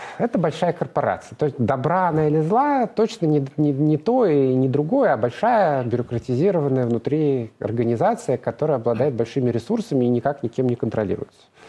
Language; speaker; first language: Russian; native; Russian